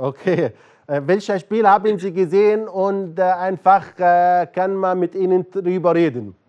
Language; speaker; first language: German; non-native, learner; Arabic